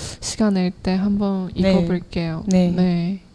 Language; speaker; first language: Korean; non-native, learner; Chinese